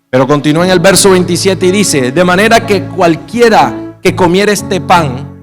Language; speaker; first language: Spanish; native; Spanish